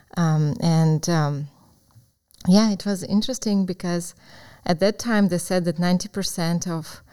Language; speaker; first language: English; non-native, fluent; Ukrainian